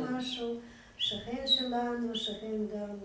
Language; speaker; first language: Hebrew; non-native, fluent; Russian